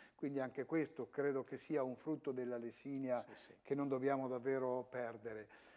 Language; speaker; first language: Italian; native; Italian